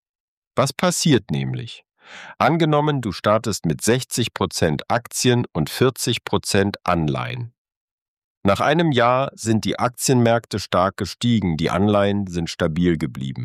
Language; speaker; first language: German; native; German